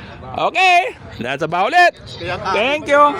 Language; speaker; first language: English; non-native, local second language; Filipino